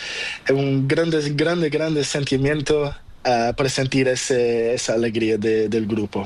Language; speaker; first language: Spanish; non-native, learner; Portuguese